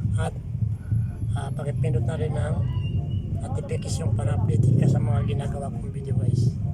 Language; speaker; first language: Filipino; non-native, local second language; Maranao